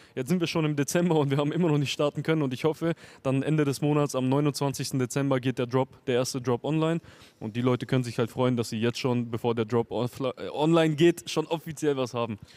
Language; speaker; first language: German; native; German